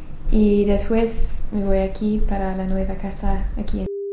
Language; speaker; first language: Spanish; non-native, learner; English